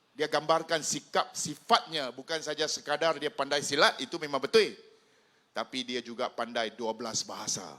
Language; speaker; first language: Malay; non-native, local second language; Chinese